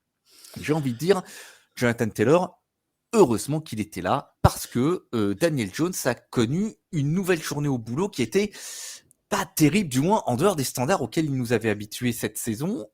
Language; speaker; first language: French; native; French